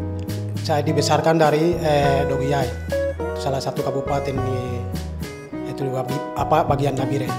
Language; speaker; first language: Indonesian; non-native, local second language; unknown